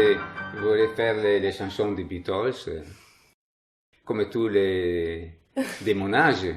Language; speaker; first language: French; non-native, learner; Italian